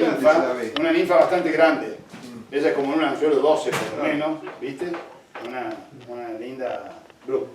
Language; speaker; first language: Spanish; native; Spanish